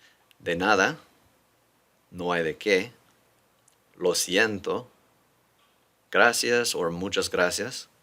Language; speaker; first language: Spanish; non-native, fluent; English